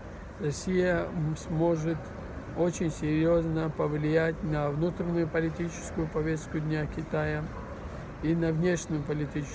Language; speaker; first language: Russian; non-native, fluent; Persian